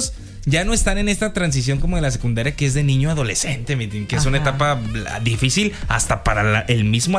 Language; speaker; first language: Spanish; native; Spanish